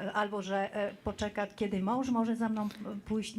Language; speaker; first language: Polish; non-native, fluent; Tajik